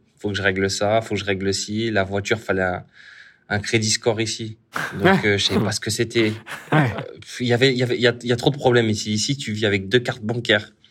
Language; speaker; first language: French; native; French